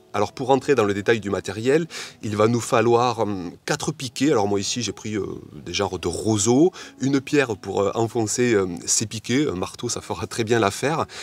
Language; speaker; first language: French; native; French